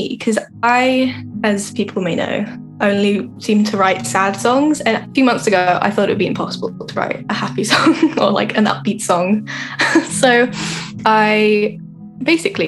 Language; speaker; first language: English; native; English